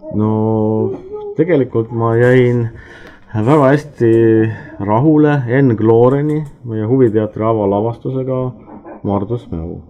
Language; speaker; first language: Estonian; non-native, local second language; Russian